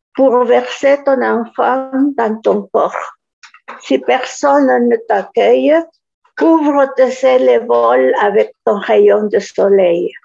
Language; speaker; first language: French; non-native, fluent; Spanish